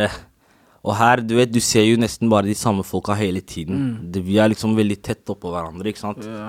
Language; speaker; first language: Norwegian; native; Norwegian